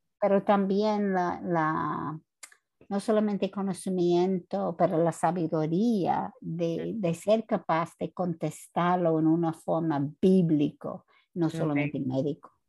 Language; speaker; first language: Spanish; non-native, fluent; English